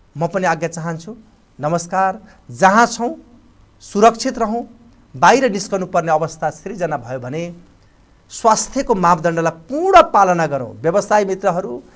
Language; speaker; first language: Nepali; native; Nepali